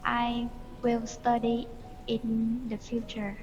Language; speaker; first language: English; non-native, learner; Vietnamese